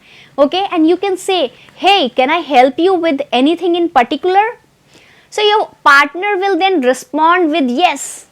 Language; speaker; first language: English; non-native, fluent; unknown